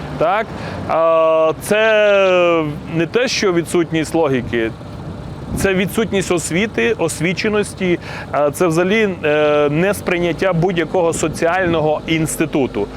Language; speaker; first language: Ukrainian; native; Ukrainian